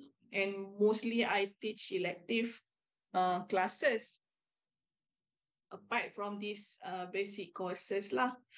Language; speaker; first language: English; non-native, local second language; Malay